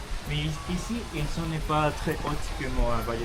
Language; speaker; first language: French; non-native, learner; Spanish